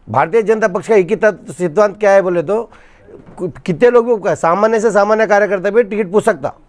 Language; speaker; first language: Hindi; non-native, local second language; Kannada